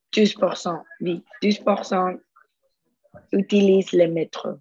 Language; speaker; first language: French; non-native, learner; Spanish